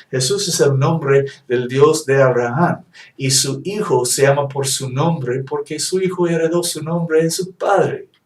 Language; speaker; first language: Spanish; non-native, fluent; English